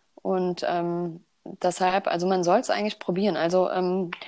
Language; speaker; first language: German; native; German